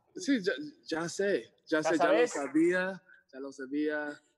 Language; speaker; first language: Spanish; non-native, learner; English